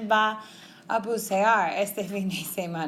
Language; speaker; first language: Spanish; non-native, fluent; English